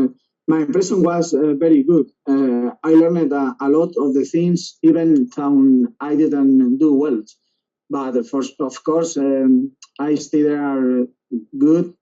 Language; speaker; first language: English; non-native, learner; Spanish